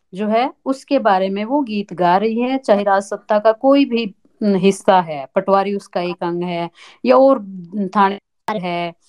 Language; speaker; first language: Hindi; native; Hindi